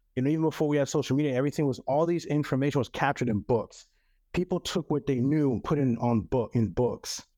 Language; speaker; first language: English; non-native, local second language; French